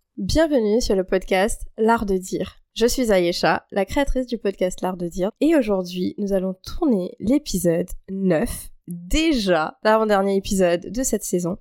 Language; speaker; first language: French; native; French